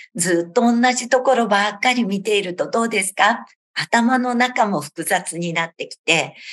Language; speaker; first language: Japanese; native; Japanese